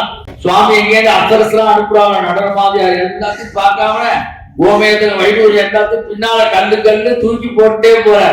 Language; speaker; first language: Tamil; native; Tamil